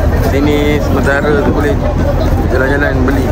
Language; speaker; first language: Malay; native; Malay